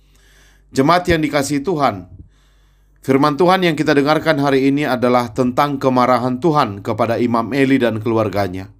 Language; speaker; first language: Indonesian; native; Indonesian